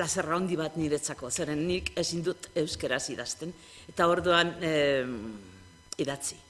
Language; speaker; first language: Basque; non-native, local second language; Spanish